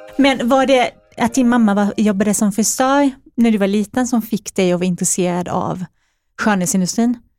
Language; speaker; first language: Swedish; native; Swedish